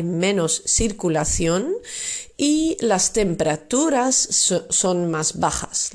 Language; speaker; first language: Spanish; non-native, fluent; Dutch